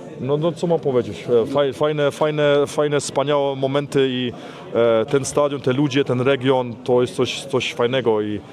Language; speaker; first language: Polish; early bilingual, heritage; Polish